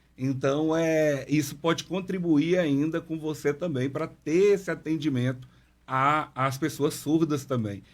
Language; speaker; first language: Portuguese; non-native, local second language; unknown